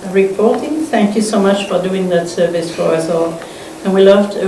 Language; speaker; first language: English; non-native, fluent; French